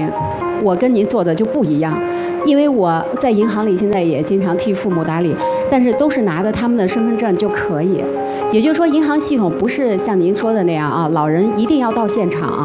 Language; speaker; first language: Chinese; native; Chinese